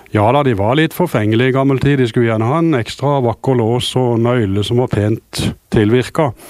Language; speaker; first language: Norwegian; native; Norwegian